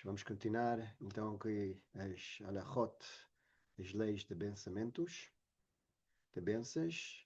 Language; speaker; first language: Portuguese; non-native, fluent; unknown